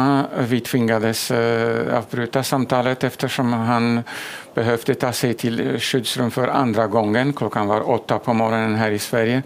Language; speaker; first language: Swedish; non-native, fluent; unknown